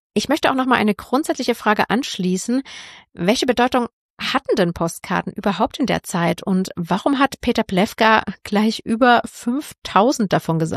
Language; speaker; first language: German; native; German